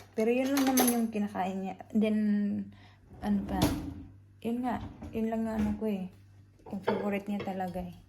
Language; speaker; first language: Filipino; non-native, local second language; Cebuano